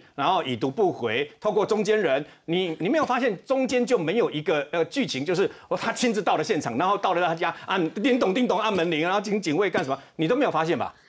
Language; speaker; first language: Chinese; native; Chinese